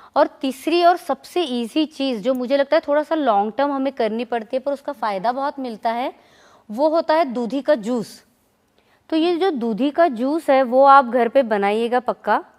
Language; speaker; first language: Hindi; non-native, local second language; Marathi